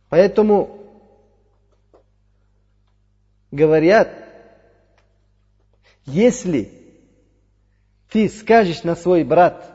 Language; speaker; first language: Russian; non-native, fluent; Uzbek